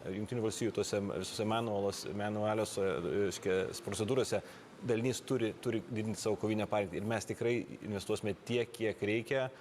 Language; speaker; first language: Lithuanian; native; Lithuanian